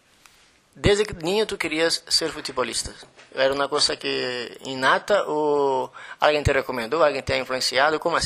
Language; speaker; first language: Spanish; non-native, fluent; Portuguese